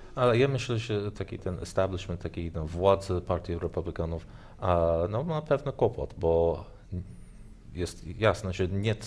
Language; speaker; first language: Polish; non-native, learner; English